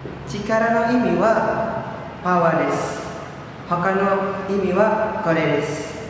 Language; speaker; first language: Japanese; non-native, learner; Indonesian